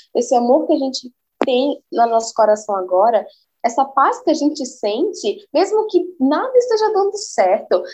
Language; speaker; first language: Portuguese; native; Portuguese